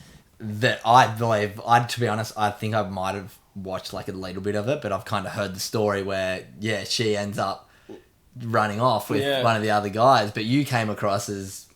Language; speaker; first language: English; native; English